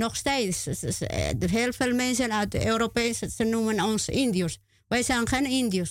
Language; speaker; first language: Dutch; non-native, learner; Spanish